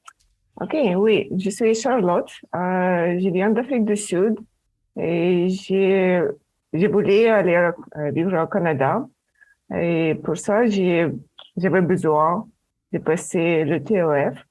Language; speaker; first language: French; non-native, learner; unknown